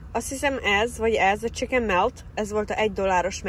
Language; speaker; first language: Hungarian; non-native, fluent; English